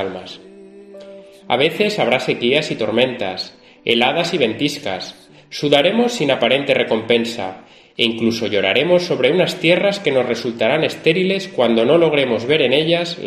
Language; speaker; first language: Spanish; native; Spanish